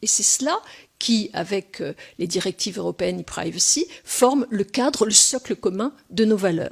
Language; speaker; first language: French; native; French